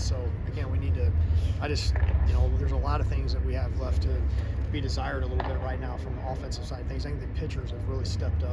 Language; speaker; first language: English; native; English